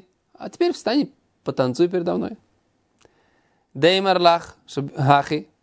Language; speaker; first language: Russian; native; Russian